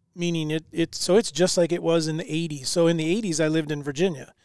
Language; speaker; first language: English; native; English